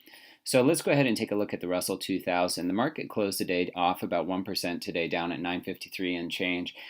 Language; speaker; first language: English; native; English